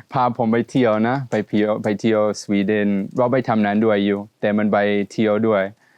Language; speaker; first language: Thai; non-native, fluent; Swedish